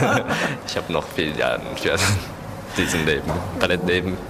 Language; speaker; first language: German; non-native, learner; Japanese